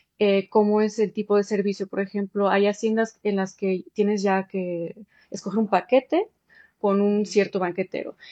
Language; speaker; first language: Spanish; early bilingual, heritage; Spanish